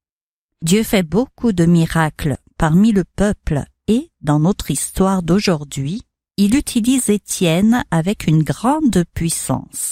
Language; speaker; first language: French; native; French